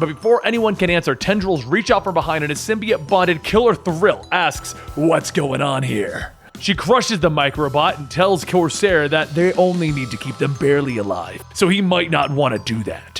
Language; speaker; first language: English; native; English